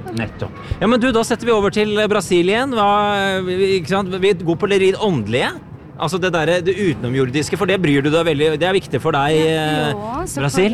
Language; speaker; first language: Norwegian; native; Norwegian